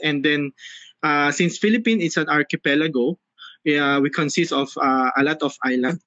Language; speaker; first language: English; non-native, local second language; Filipino